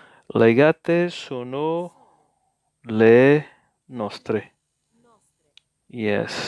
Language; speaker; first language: Italian; non-native, learner; English